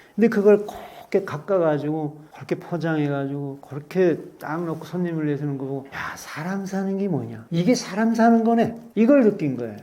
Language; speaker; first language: Korean; native; Korean